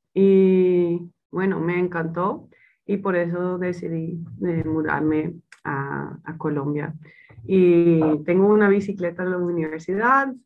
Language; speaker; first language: Spanish; non-native, fluent; Dutch